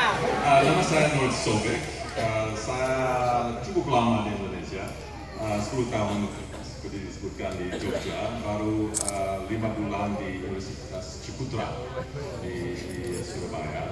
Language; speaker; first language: Indonesian; non-native, fluent; English